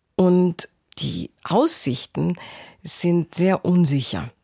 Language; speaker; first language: German; native; German